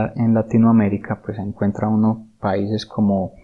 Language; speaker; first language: Spanish; native; Spanish